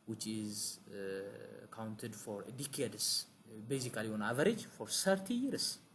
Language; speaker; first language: English; non-native, local second language; Amharic